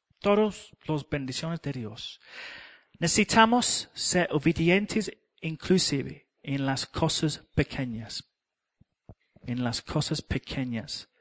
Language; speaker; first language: Spanish; non-native, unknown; English